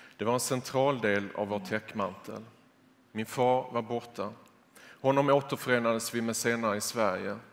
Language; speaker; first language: Swedish; native; Swedish